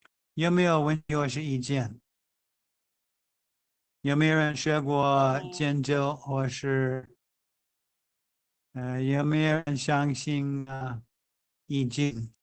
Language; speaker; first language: Chinese; non-native, fluent; English